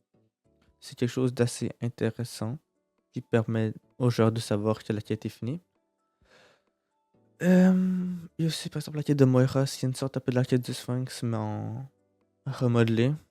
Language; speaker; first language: French; native; French